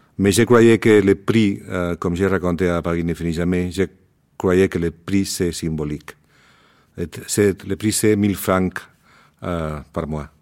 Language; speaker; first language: French; non-native, learner; Spanish